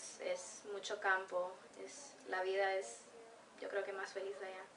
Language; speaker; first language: Spanish; early bilingual, heritage; Spanish